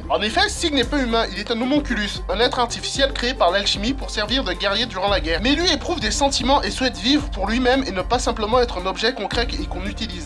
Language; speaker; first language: French; native; French